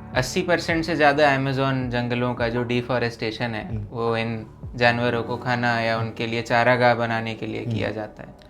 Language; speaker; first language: Hindi; native; Hindi